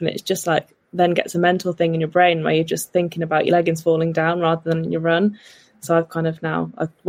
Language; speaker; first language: English; native; English